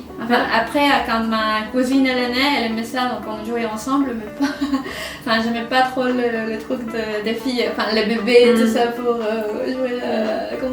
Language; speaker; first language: French; non-native, fluent; Spanish